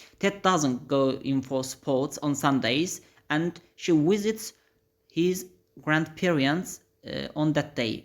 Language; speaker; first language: English; non-native, fluent; Azerbaijani